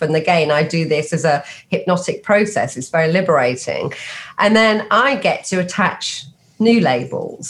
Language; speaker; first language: English; native; English